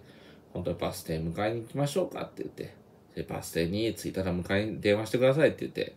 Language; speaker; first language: Japanese; native; Japanese